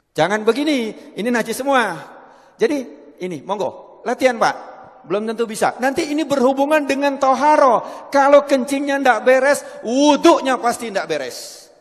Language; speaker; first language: Indonesian; non-native, local second language; Javanese